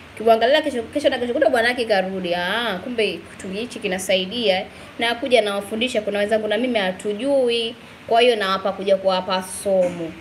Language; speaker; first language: Swahili; native; Swahili